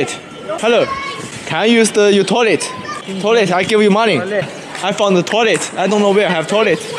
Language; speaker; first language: English; non-native, learner; Chinese